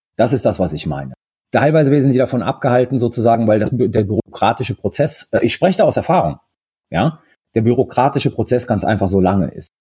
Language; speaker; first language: German; early bilingual, other home language; Italian